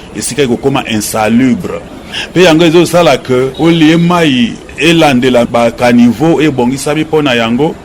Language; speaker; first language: Lingala; native; Lingala